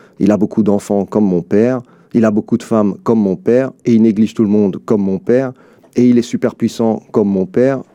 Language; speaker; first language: French; early bilingual, other home language; Arabic